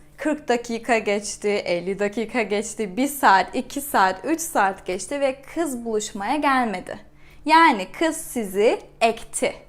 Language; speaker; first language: Turkish; native; Turkish